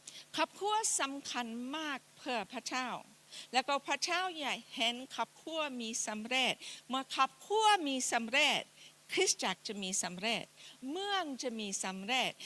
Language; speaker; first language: Thai; non-native, fluent; English